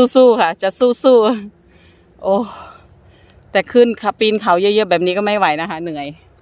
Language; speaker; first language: Thai; native; Thai